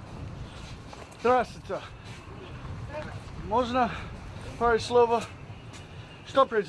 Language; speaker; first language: Russian; non-native, learner; English